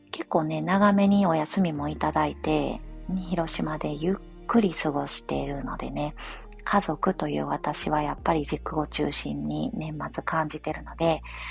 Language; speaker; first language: Japanese; native; Japanese